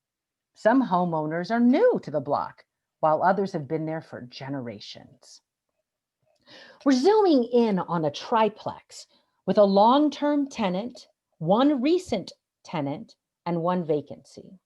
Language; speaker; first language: English; native; English